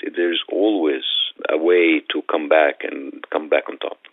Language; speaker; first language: English; non-native, fluent; Arabic